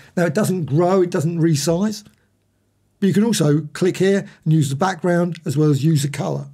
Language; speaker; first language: English; native; English